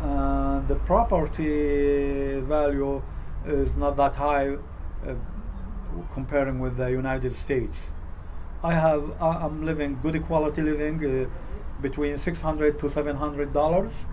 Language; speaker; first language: English; non-native, fluent; Arabic